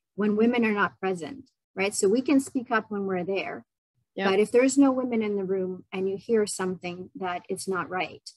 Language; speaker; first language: English; non-native, fluent; Ukrainian